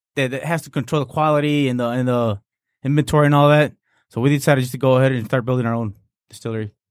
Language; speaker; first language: English; non-native, fluent; Spanish